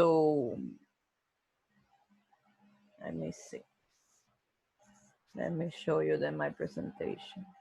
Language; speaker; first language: English; non-native, fluent; Spanish